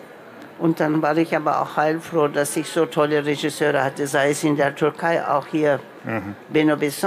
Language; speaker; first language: German; non-native, local second language; Turkish